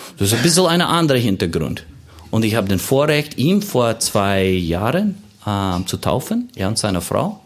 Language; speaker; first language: German; non-native, fluent; English